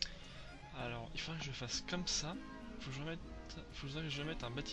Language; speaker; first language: French; native; French